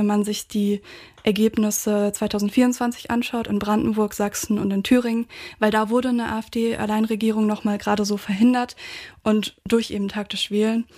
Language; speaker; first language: German; native; German